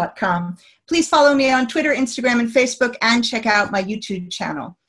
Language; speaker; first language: English; native; English